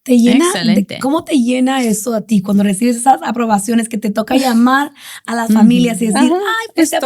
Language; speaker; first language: Spanish; native; Spanish